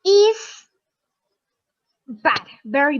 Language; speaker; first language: English; non-native, learner; Spanish